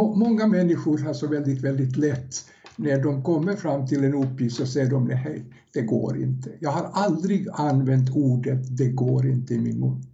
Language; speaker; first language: Swedish; non-native, fluent; Serbian